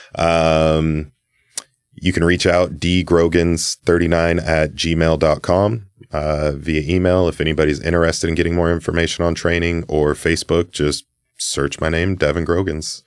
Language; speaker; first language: English; native; English